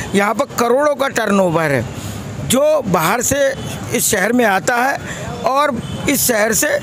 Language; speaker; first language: Hindi; native; Hindi